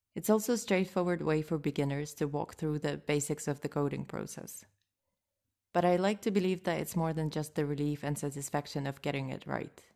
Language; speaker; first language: English; non-native, fluent; Russian